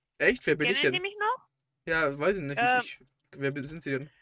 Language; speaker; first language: German; native; German